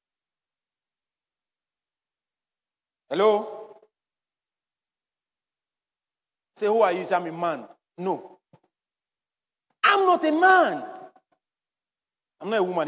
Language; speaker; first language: English; non-native, local second language; Bini